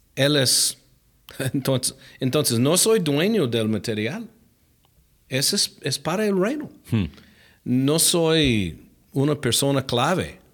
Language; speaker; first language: Spanish; non-native, fluent; English